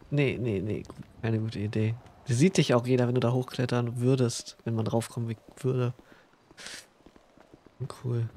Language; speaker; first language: German; native; German